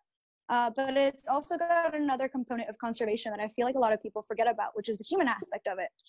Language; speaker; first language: English; early bilingual, other home language; Spanish